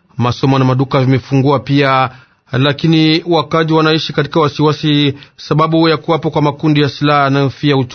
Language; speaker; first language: Swahili; native; Swahili